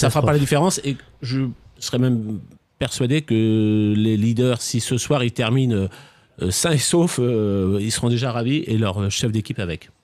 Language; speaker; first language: French; native; French